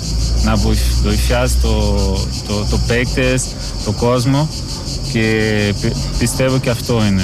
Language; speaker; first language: Greek; non-native, learner; Portuguese